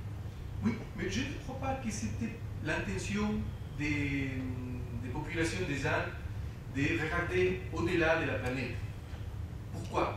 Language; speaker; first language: French; non-native, fluent; Spanish